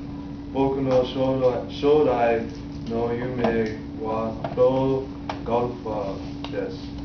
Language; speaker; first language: Japanese; non-native, learner; English